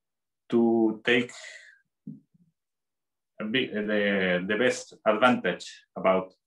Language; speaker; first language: English; non-native, fluent; Spanish